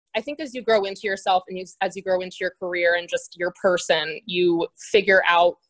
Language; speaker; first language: English; native; English